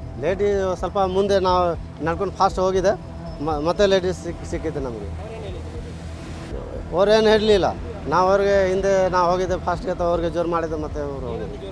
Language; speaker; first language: Kannada; non-native, learner; Hindi